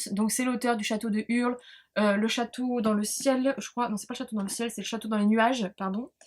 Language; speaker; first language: French; native; French